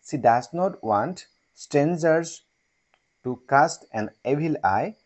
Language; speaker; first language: English; non-native, local second language; Assamese